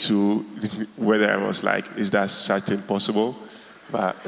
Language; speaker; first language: English; non-native, local second language; Ga